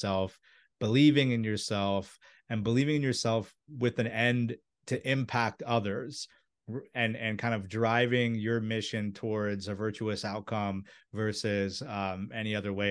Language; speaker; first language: English; native; English